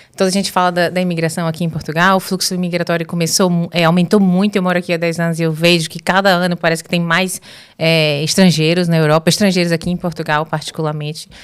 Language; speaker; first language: Portuguese; native; Portuguese